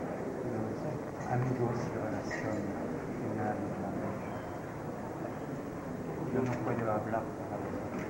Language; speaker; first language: Spanish; non-native, learner; French